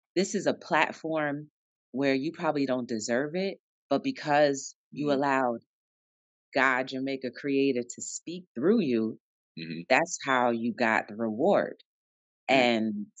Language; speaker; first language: English; native; English